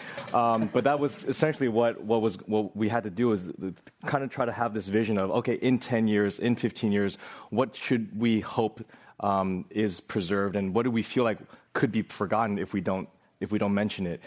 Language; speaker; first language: English; native; English